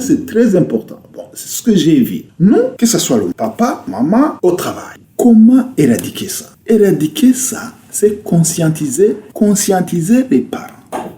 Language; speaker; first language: French; non-native, local second language; Rundi